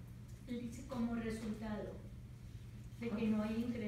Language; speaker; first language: Spanish; non-native, fluent; English